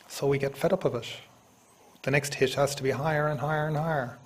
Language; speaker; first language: English; native; English